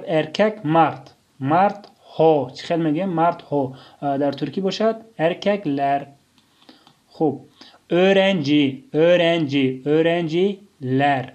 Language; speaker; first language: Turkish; non-native, fluent; Tajik